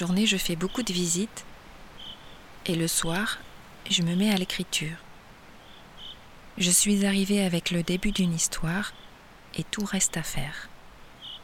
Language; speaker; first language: French; native; French